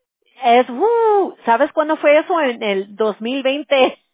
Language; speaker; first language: Spanish; early bilingual, heritage; Spanish